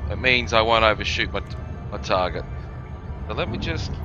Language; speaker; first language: English; native; English